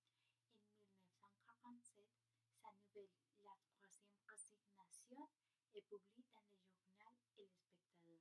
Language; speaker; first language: French; non-native, learner; Spanish